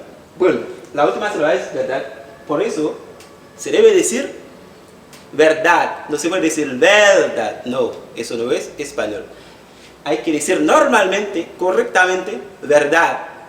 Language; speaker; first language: Spanish; non-native, fluent; Haitian Creole